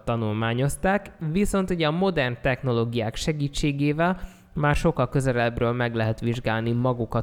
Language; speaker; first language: Hungarian; native; Hungarian